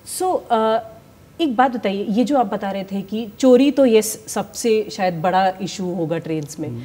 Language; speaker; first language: Hindi; native; Hindi